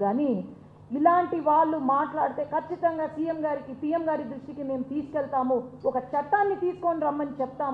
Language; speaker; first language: Telugu; native; Telugu